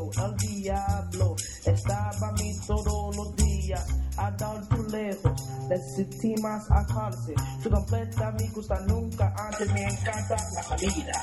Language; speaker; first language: Spanish; non-native, learner; English